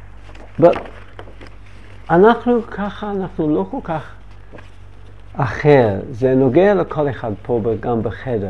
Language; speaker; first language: Hebrew; non-native, learner; English